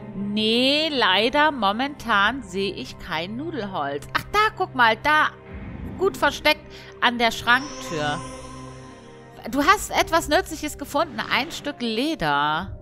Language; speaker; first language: German; native; German